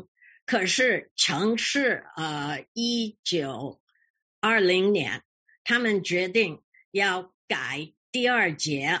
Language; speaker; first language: Chinese; early bilingual, heritage; English